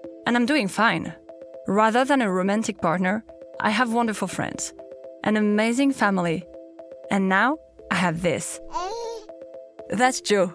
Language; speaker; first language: English; non-native, fluent; French